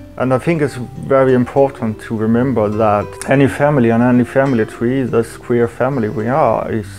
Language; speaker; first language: English; non-native, fluent; Danish